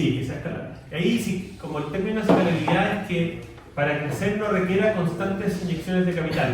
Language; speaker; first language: Spanish; native; Spanish